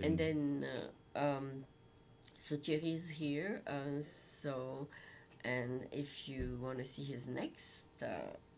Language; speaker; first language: English; non-native, fluent; French